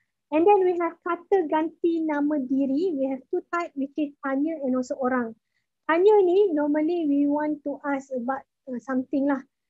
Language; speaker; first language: English; non-native, local second language; Malay